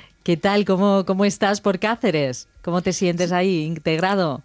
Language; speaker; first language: Spanish; native; Spanish